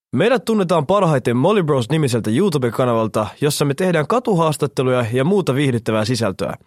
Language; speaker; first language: Finnish; early bilingual, other home language; Somali